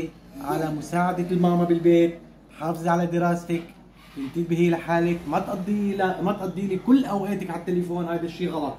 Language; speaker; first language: Arabic; native; Arabic